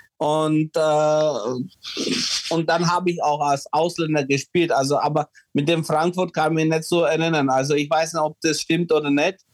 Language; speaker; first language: German; early bilingual, other home language; Czech